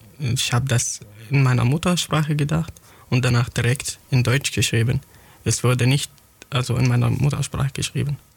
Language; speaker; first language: German; non-native, fluent; Arabic